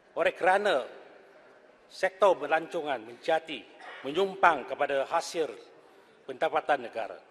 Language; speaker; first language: Malay; non-native, local second language; Chinese